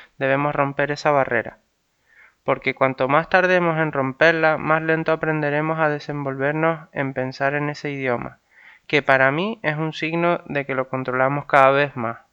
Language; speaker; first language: Spanish; early bilingual, other home language; Serbian